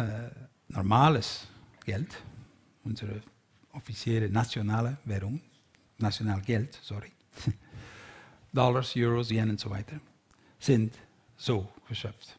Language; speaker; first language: German; non-native, learner; Dutch